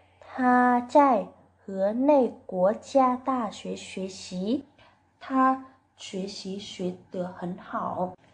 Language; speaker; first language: Chinese; non-native, learner; Vietnamese